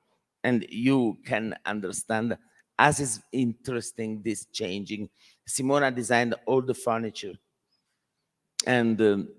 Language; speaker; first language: English; non-native, learner; Italian